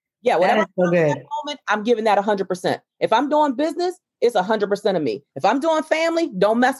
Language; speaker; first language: English; native; English